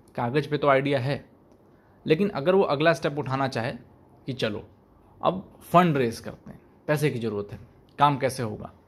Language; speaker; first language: Hindi; native; Hindi